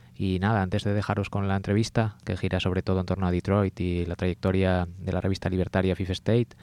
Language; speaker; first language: Spanish; native; Spanish